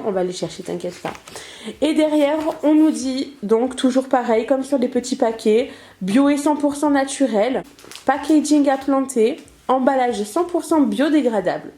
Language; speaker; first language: French; native; French